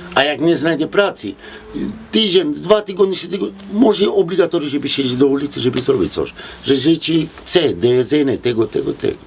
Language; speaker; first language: Polish; non-native, learner; Romanian